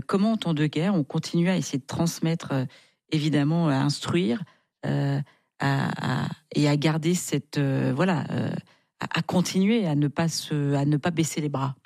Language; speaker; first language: French; native; French